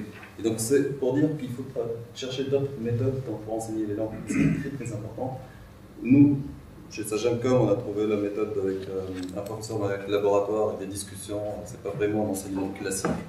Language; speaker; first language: French; non-native, local second language; Arabic